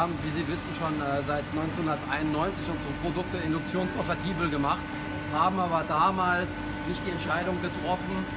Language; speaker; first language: German; non-native, local second language; French